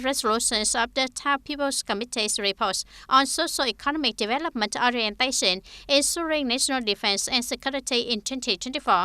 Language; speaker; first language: English; non-native, fluent; Vietnamese